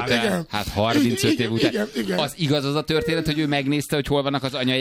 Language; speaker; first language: Hungarian; native; Hungarian